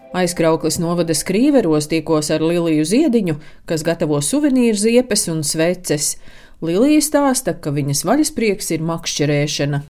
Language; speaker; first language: Latvian; native; Latvian